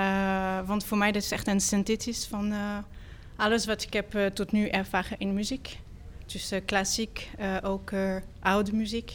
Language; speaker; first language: Dutch; non-native, fluent; French